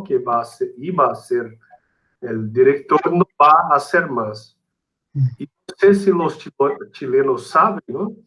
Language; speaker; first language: Spanish; non-native, fluent; Portuguese